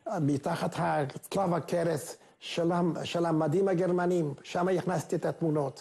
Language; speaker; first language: Hebrew; non-native, fluent; Hungarian